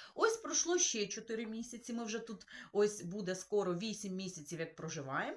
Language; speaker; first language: Ukrainian; non-native, local second language; Russian